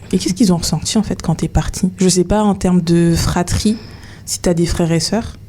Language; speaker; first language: French; native; French